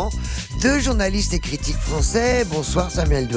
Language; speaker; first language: French; native; French